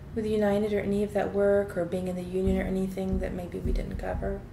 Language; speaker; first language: English; native; English